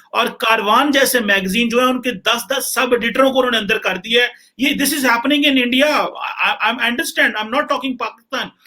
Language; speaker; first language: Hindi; non-native, local second language; Punjabi